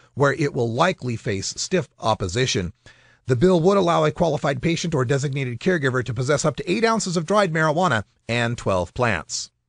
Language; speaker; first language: English; native; English